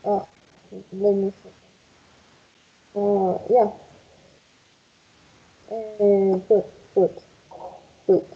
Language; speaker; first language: English; non-native, fluent; Spanish